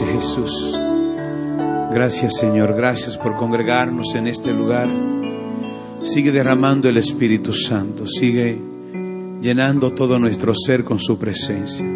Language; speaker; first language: Spanish; native; Spanish